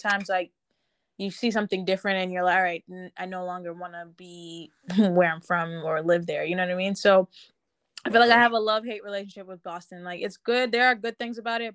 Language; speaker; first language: English; native; English